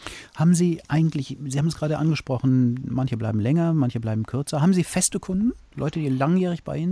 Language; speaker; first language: German; native; German